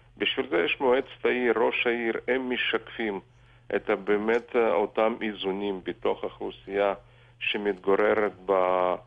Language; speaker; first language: Hebrew; non-native, fluent; Russian